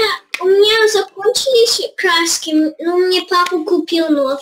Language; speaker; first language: Russian; early bilingual, heritage; Russian